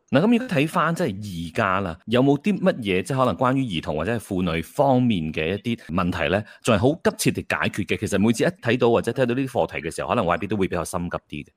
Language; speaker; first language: Cantonese; native; Cantonese